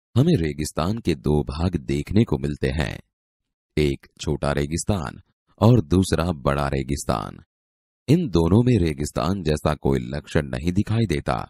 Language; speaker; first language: Hindi; non-native, local second language; Gujarati